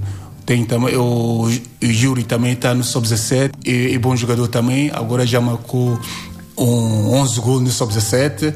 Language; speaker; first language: Portuguese; non-native, learner; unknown